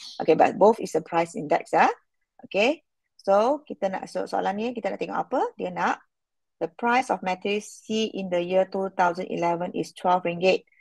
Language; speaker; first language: English; non-native, local second language; Malay